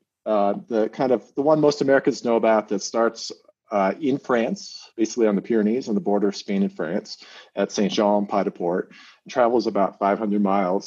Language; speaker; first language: English; native; English